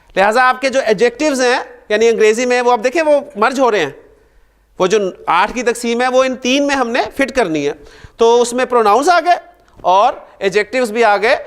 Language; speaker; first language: Urdu; native; Urdu